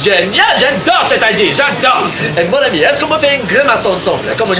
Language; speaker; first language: French; non-native, learner; English